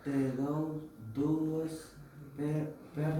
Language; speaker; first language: Catalan; non-native, learner; Arabic